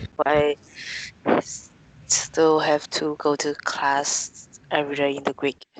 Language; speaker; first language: English; non-native, learner; Vietnamese